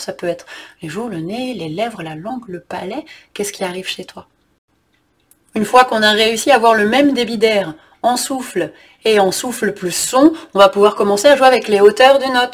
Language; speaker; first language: French; native; French